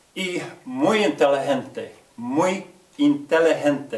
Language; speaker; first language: Spanish; non-native, fluent; English